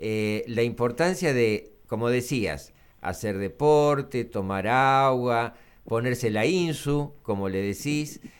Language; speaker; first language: Spanish; native; Spanish